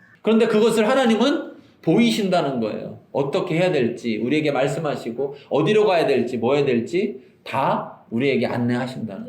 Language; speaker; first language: Korean; native; Korean